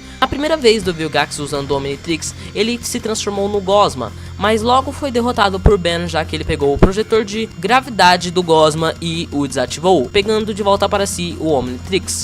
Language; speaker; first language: Portuguese; native; Portuguese